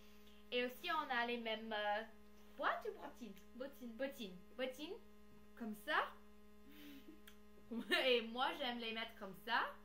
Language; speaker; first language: French; non-native, learner; English